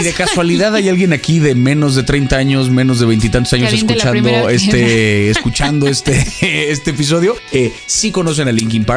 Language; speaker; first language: Spanish; native; Spanish